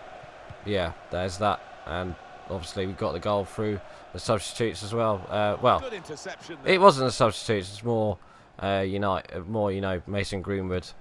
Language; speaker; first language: English; native; English